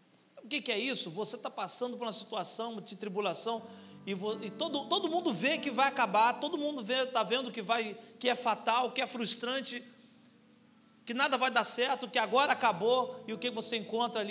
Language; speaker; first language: Portuguese; native; Portuguese